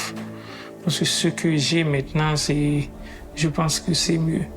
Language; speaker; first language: French; non-native, local second language; Haitian Creole